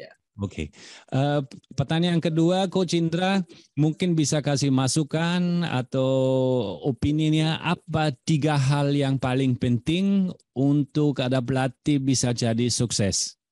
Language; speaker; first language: Indonesian; non-native, fluent; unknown